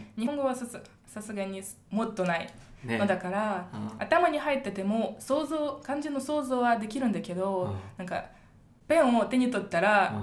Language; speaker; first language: Japanese; non-native, fluent; Russian